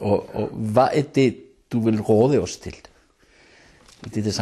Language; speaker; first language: Danish; non-native, fluent; Icelandic